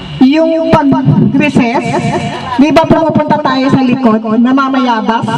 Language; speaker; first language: Filipino; native; Filipino